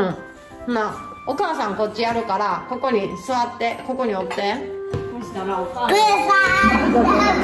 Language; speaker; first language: Japanese; native; Japanese